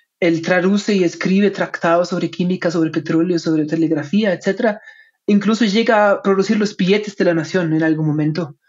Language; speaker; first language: Spanish; non-native, fluent; German